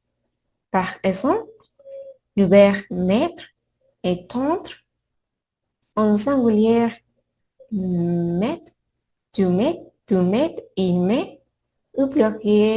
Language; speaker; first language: French; non-native, learner; Spanish